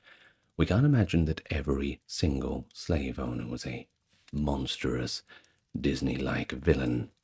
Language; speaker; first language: English; native; English